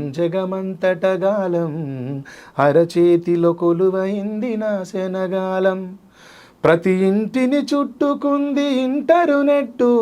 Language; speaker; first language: Telugu; native; Telugu